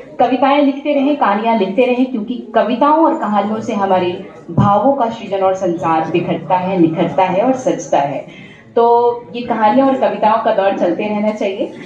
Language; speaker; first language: Hindi; native; Hindi